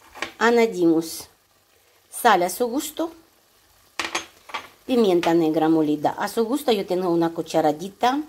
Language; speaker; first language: Spanish; non-native, learner; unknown